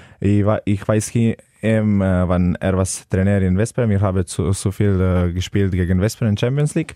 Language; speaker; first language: German; non-native, learner; Slovenian